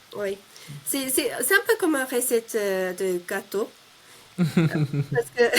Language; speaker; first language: French; non-native, fluent; Finnish